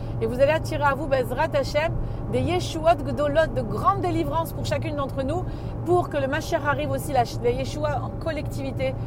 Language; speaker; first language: French; native; French